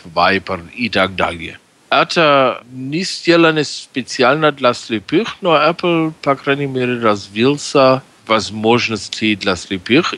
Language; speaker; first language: Russian; non-native, fluent; German